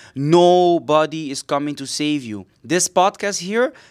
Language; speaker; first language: English; non-native, fluent; Papiamento